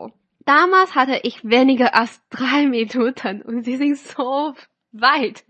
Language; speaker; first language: German; non-native, fluent; Chinese